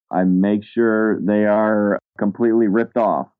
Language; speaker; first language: English; native; English